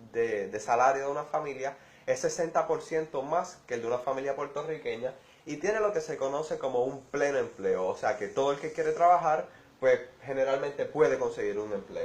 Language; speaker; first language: Spanish; native; Spanish